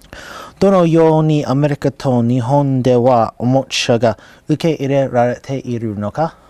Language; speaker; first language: Japanese; non-native, learner; English